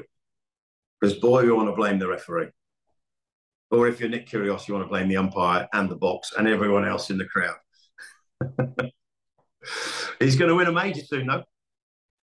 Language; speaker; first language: English; native; English